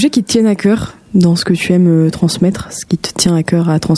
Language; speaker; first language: French; native; French